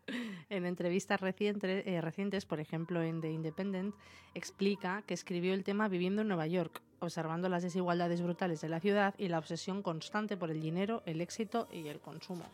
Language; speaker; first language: Spanish; native; Spanish